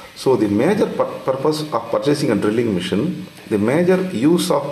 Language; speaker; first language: English; non-native, local second language; Tamil